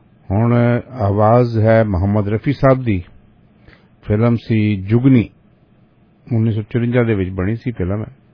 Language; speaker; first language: Punjabi; native; Punjabi